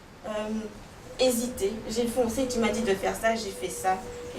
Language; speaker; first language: French; native; French